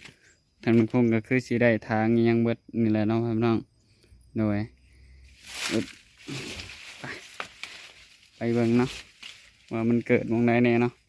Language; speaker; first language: Thai; non-native, local second language; Lao